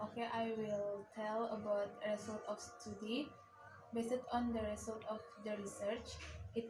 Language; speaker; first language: English; non-native, learner; Indonesian